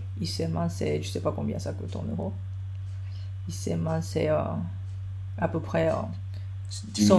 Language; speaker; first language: French; non-native, fluent; Japanese